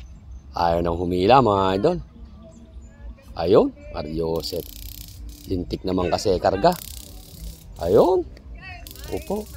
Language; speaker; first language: Filipino; native; Filipino